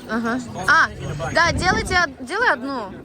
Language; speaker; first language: Russian; native; Russian